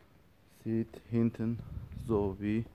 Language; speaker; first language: German; non-native, learner; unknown